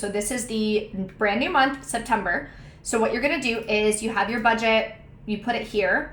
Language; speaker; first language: English; native; English